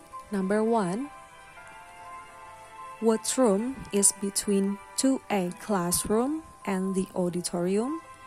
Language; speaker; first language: English; non-native, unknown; Indonesian